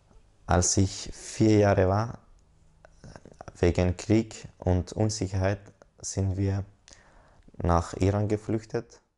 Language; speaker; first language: German; non-native, learner; Persian